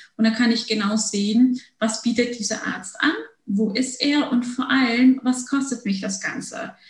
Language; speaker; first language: German; early bilingual, other home language; Turkish